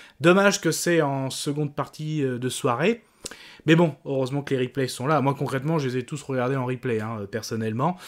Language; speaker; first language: French; native; French